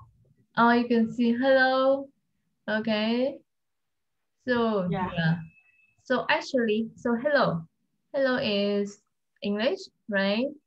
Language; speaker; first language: English; non-native, fluent; Vietnamese